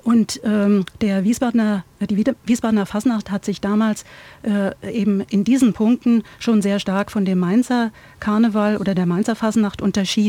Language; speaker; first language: German; native; German